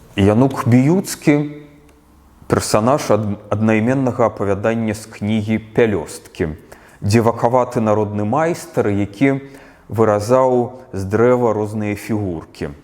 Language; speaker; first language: Belarusian; native; Belarusian